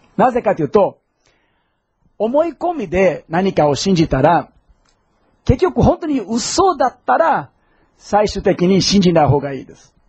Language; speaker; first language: Japanese; non-native, fluent; English